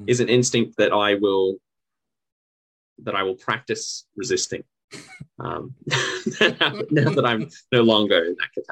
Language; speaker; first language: English; native; English